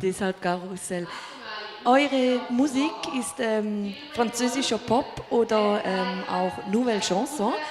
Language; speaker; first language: German; native; German